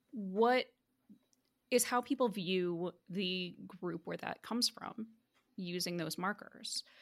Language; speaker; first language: English; native; English